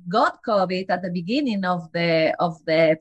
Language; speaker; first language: English; non-native, fluent; Spanish